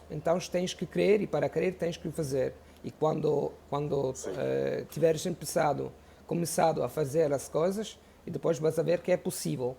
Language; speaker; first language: Portuguese; non-native, fluent; Italian